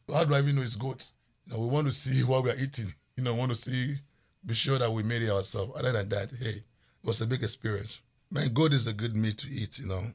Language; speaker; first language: English; non-native, local second language; Ewe